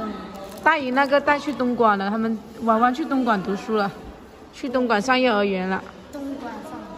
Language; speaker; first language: Chinese; native; Chinese